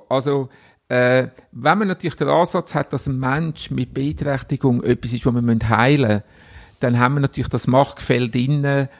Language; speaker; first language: German; native; German